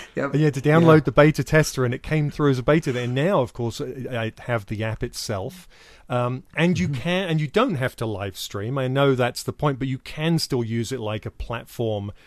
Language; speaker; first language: English; native; English